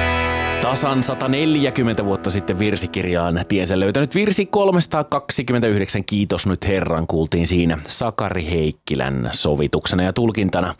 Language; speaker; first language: Finnish; native; Finnish